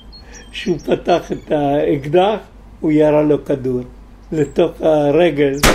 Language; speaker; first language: Hebrew; non-native, fluent; Italian